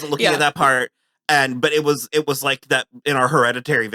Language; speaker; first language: English; native; English